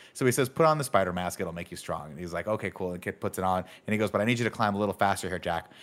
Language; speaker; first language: English; native; English